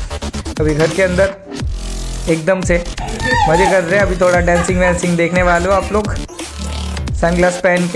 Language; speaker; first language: Hindi; non-native, local second language; Bangla